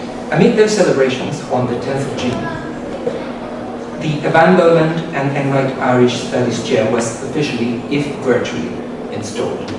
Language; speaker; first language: English; non-native, fluent; Spanish